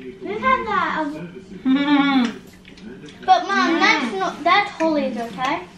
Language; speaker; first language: English; native; English